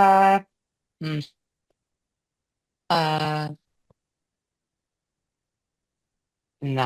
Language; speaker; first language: French; non-native, learner; English